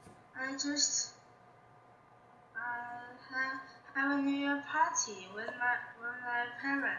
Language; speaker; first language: English; non-native, learner; Chinese